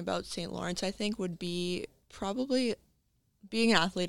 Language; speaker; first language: English; native; English